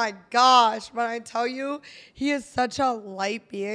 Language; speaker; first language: English; native; English